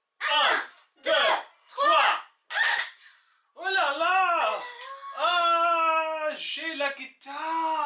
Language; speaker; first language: French; non-native, fluent; English